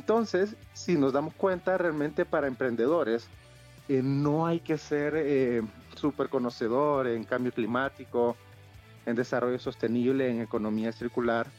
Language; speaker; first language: Spanish; native; Spanish